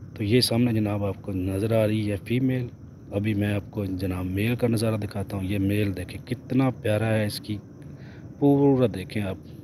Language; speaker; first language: Urdu; non-native, local second language; Punjabi